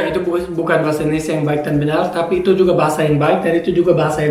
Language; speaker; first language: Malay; non-native, fluent; German